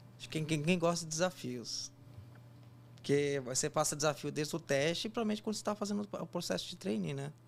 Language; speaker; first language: Portuguese; native; Portuguese